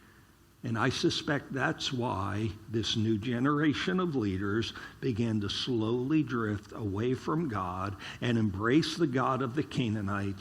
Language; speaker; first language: English; native; English